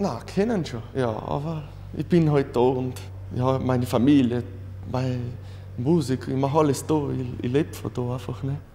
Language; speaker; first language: German; early bilingual, heritage; German